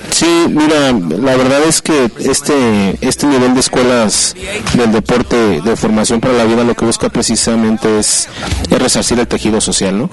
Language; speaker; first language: Spanish; native; Spanish